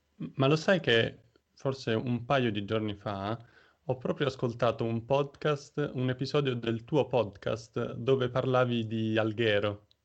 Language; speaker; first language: Italian; native; Italian